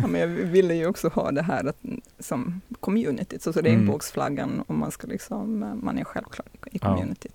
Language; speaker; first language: Swedish; native; Swedish